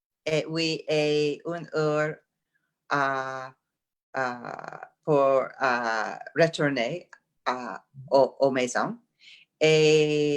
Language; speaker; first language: French; non-native, learner; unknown